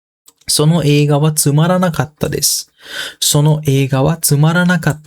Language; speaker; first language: Japanese; non-native, fluent; Sinhala